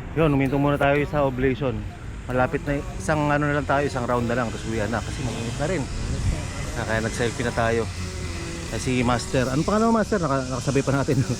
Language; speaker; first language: Filipino; native; Filipino